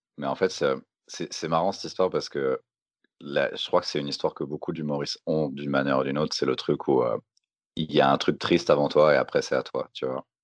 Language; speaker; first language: French; native; French